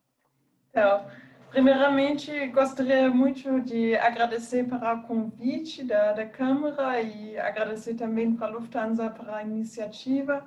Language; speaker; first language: Portuguese; non-native, fluent; German